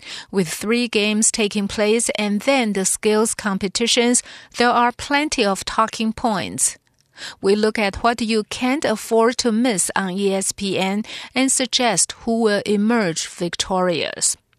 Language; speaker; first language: English; non-native, fluent; Chinese